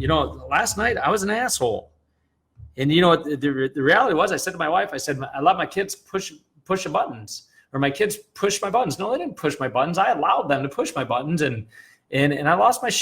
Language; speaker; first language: English; native; English